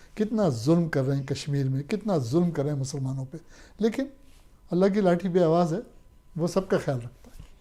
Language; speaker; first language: Urdu; native; Urdu